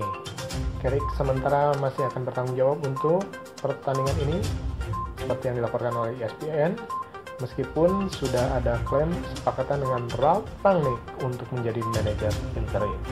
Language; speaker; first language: Indonesian; native; Indonesian